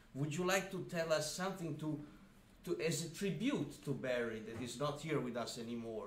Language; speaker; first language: English; non-native, fluent; Italian